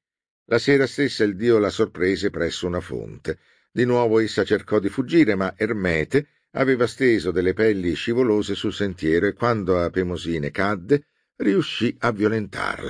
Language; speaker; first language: Italian; native; Italian